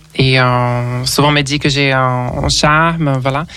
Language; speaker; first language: French; non-native, fluent; Portuguese